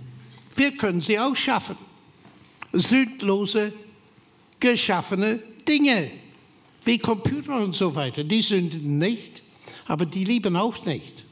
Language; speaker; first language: German; non-native, fluent; English